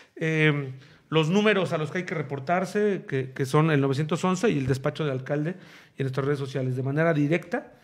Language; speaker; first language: Spanish; native; Spanish